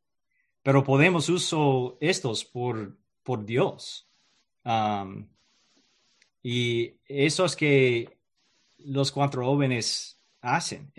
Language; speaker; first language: Spanish; non-native, learner; English